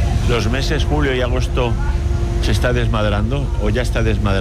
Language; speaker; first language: Spanish; native; Spanish